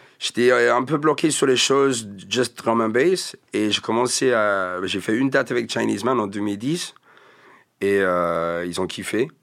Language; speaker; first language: French; non-native, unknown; English